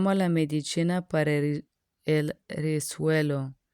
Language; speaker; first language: Spanish; non-native, learner; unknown